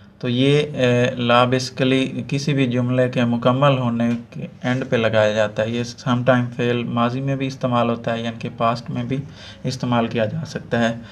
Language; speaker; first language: Urdu; non-native, local second language; Punjabi